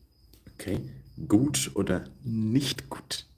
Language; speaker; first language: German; non-native, learner; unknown